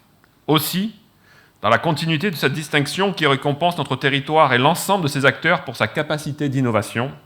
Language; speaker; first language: French; native; French